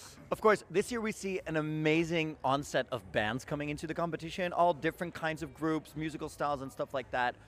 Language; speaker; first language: English; non-native, fluent; Dutch